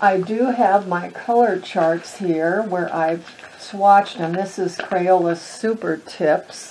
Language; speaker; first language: English; native; English